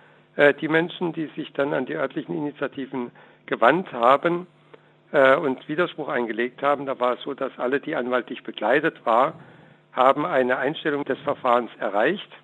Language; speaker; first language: German; native; German